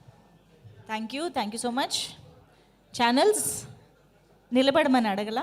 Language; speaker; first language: Telugu; native; Telugu